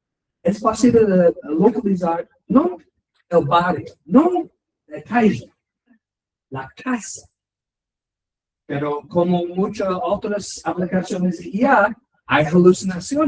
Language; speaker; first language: Spanish; non-native, learner; English